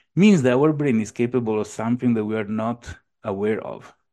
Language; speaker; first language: English; non-native, fluent; Italian